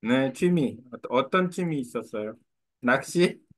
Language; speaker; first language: Korean; native; Korean